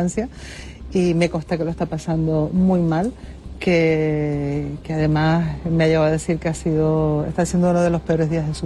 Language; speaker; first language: Spanish; native; Spanish